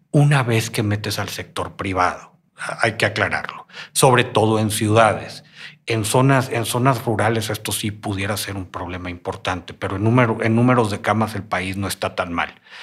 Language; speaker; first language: Spanish; native; Spanish